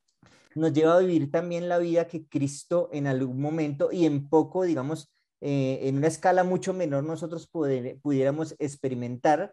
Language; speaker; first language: Spanish; native; Spanish